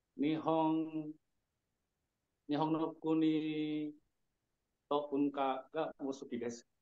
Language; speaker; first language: Japanese; non-native, learner; Indonesian